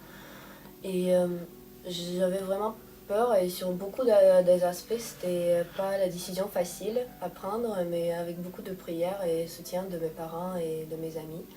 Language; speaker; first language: French; non-native, fluent; Russian